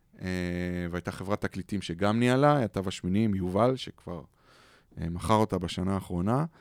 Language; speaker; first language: Hebrew; native; Hebrew